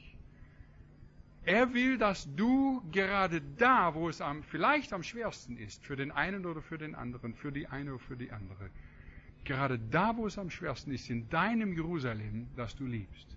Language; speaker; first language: German; non-native, fluent; English